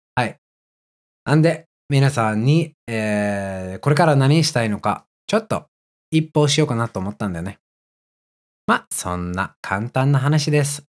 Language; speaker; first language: Japanese; non-native, fluent; Dutch